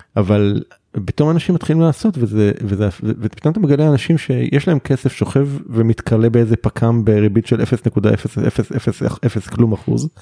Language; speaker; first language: Hebrew; native; Hebrew